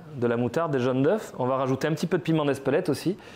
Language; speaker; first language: French; native; French